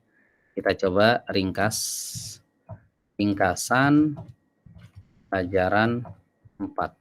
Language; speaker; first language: Indonesian; native; Indonesian